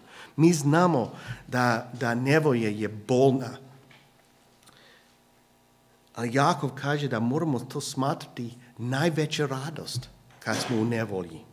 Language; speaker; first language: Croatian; non-native, fluent; English